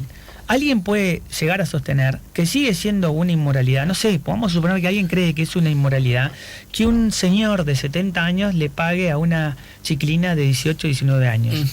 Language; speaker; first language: Spanish; native; Spanish